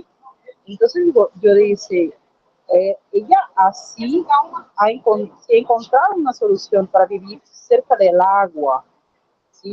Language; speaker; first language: Spanish; non-native, learner; Portuguese